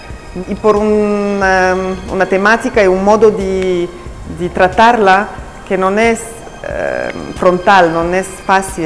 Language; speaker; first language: Spanish; non-native, fluent; Italian